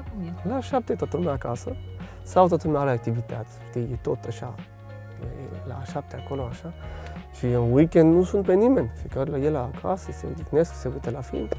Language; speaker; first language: Romanian; non-native, fluent; French